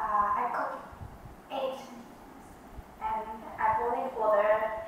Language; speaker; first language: English; non-native, learner; Vietnamese